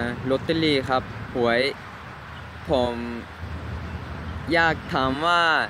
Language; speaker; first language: Thai; non-native, learner; English